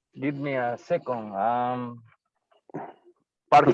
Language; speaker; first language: English; non-native, learner; Spanish